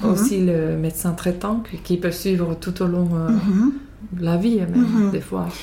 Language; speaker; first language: French; non-native, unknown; Finnish